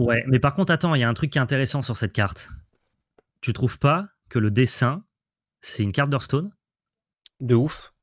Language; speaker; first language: French; native; French